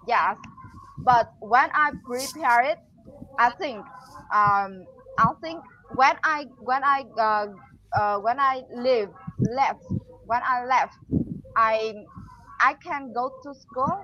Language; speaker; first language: English; non-native, learner; Vietnamese